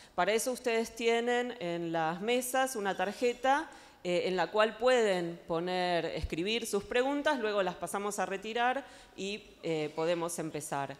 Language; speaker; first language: Spanish; native; Spanish